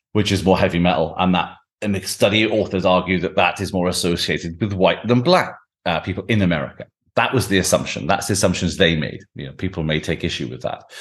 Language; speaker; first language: English; native; English